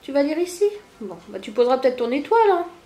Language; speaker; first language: French; native; French